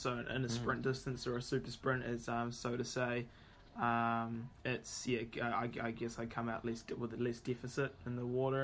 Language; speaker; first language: English; native; English